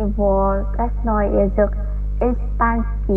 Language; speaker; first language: Russian; non-native, learner; Vietnamese